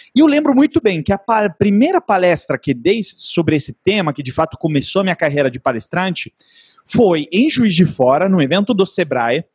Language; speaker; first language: Portuguese; non-native, fluent; Italian